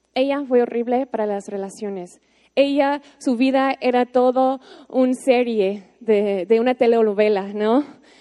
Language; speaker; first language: Spanish; non-native, fluent; English